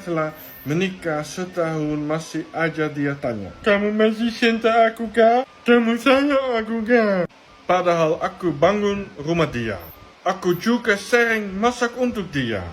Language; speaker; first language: Indonesian; non-native, fluent; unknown